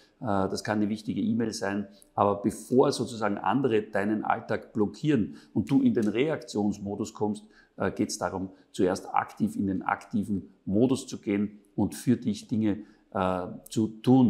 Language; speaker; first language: German; native; German